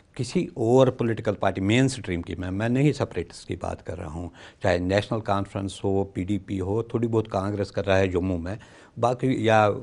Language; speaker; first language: Hindi; non-native, local second language; Kashmiri